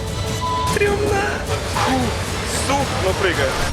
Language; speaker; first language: Russian; native; Russian